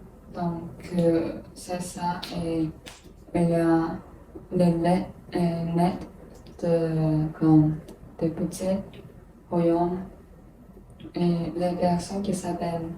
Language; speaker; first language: French; non-native, learner; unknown